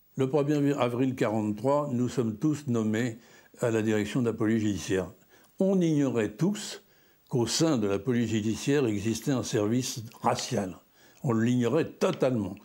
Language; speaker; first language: French; native; French